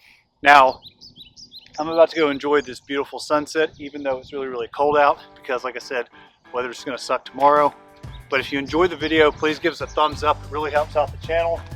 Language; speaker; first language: English; native; English